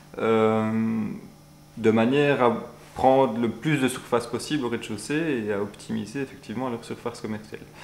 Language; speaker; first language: French; native; French